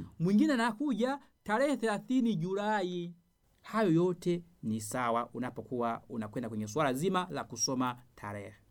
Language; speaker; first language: Swahili; non-native, local second language; Rundi